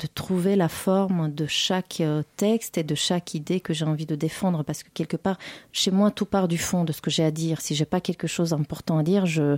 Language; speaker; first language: French; non-native, fluent; Romanian